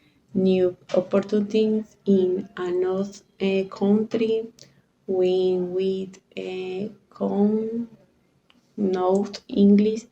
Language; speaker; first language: English; non-native, learner; Spanish